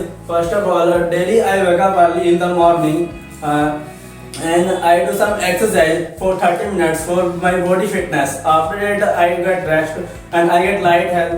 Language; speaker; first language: English; non-native, learner; Hindi